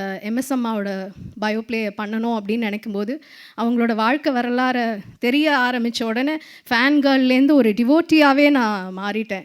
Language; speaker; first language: Tamil; native; Tamil